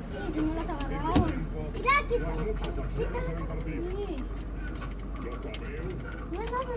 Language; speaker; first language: Spanish; native; Spanish